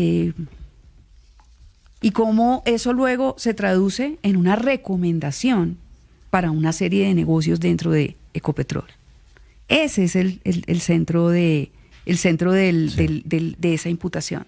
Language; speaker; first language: Spanish; native; Spanish